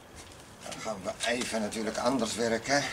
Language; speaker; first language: Dutch; non-native, learner; Arabic